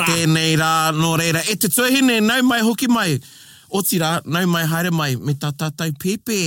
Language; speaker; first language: Māori; non-native, local second language; English